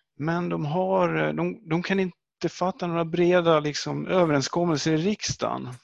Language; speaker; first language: Swedish; native; Swedish